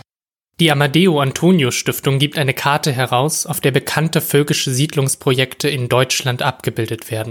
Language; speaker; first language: German; native; German